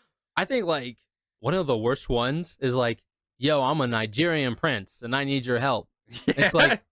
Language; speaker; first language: English; native; English